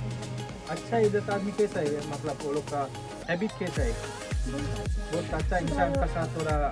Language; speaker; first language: Hindi; non-native, learner; Sinhala